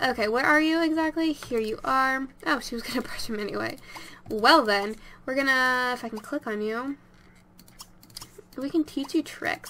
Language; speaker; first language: English; native; English